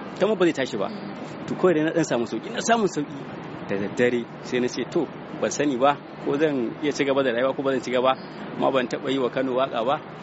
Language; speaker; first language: Hausa; native; Hausa